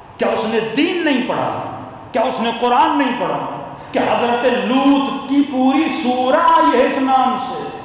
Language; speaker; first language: Urdu; early bilingual, heritage; Urdu